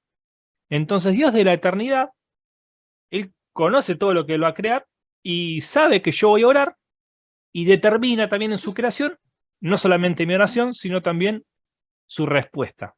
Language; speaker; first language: Spanish; native; Spanish